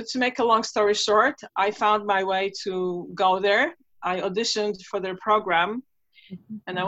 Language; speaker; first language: English; non-native, fluent; Polish